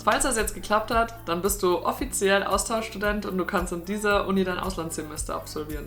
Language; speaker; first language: German; native; German